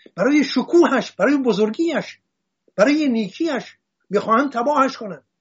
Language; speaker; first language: Persian; non-native, local second language; Assyrian Neo-Aramaic